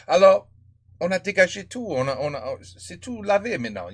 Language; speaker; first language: French; non-native, learner; English